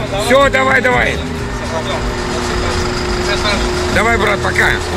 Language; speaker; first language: Russian; native; Russian